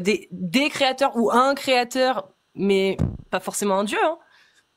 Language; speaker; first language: French; native; French